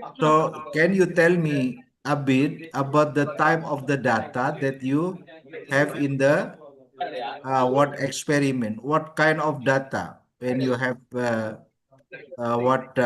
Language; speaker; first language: English; non-native, learner; Indonesian